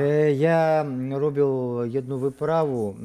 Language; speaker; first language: Polish; non-native, learner; Russian